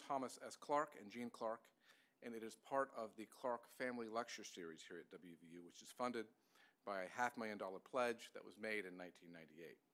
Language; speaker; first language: English; native; English